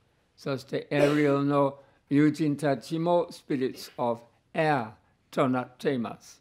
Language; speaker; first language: Japanese; non-native, fluent; English